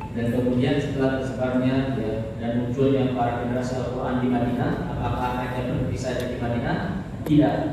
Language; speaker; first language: Indonesian; native; Indonesian